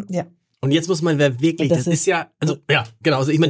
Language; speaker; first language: German; native; German